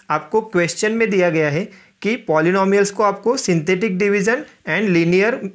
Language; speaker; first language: Hindi; non-native, local second language; Marathi